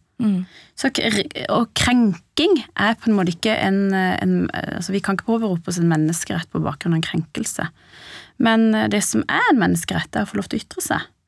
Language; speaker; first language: Norwegian; early bilingual, other home language; Persian